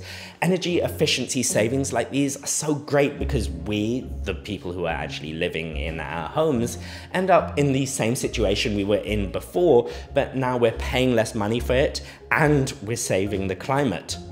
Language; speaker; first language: English; native; English